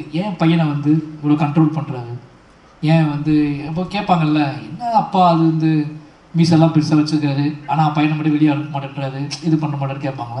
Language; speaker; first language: Tamil; native; Tamil